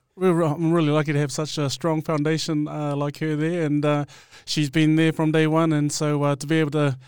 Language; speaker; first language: English; native; English